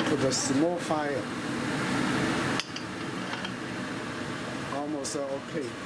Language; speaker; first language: English; non-native, learner; Chinese